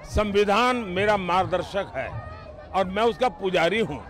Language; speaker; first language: Hindi; non-native, local second language; Gujarati